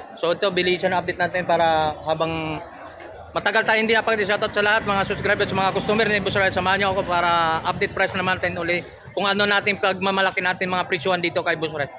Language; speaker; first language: Filipino; native; Filipino